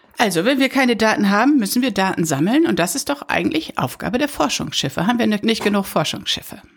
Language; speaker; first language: German; native; German